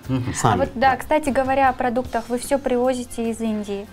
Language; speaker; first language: Russian; non-native, local second language; Kyrgyz